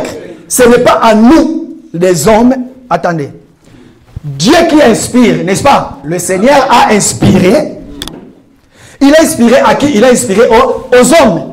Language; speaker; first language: French; non-native, local second language; Lingala